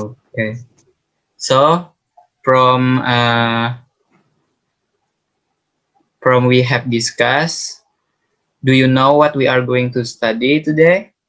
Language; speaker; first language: English; non-native, learner; Indonesian